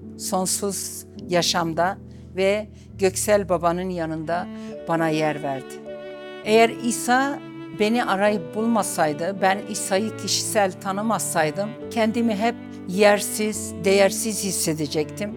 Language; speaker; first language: Turkish; non-native, local second language; Arabic